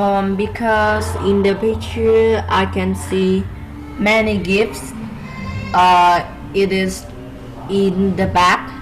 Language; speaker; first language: English; non-native, learner; Vietnamese